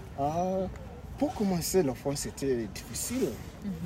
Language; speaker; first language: French; non-native, learner; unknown